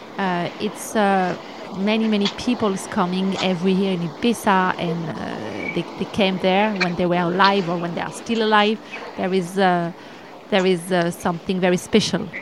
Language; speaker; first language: English; non-native, learner; French